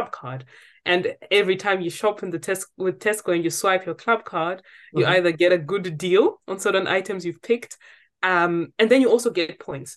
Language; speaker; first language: English; non-native, local second language; Shona